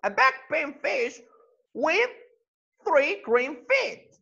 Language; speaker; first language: English; non-native, fluent; Spanish